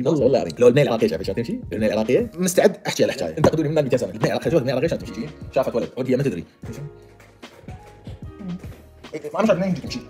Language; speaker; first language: Arabic; native; Arabic